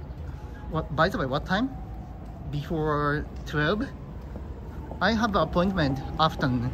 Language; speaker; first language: English; non-native, learner; Japanese